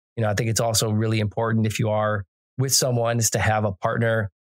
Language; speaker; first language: English; native; English